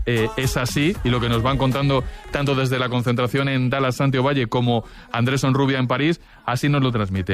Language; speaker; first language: Spanish; native; Spanish